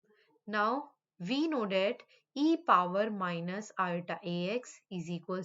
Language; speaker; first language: English; non-native, local second language; Hindi